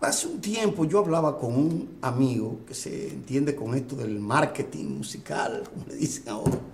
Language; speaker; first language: Spanish; native; Spanish